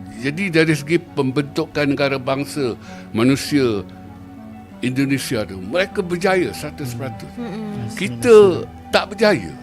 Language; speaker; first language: Malay; native; Malay